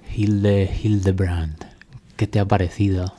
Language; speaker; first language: Spanish; native; Spanish